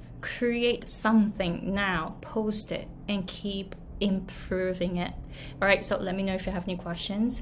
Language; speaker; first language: English; non-native, fluent; Japanese